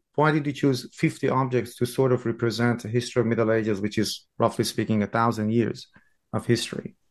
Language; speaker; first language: English; non-native, fluent; Persian